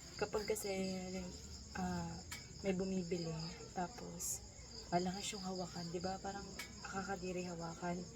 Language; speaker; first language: Filipino; native; Filipino